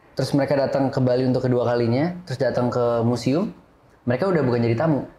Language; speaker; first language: Indonesian; native; Indonesian